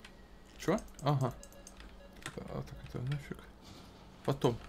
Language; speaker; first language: Russian; native; Russian